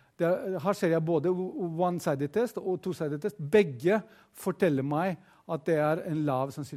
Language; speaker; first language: Norwegian; non-native, fluent; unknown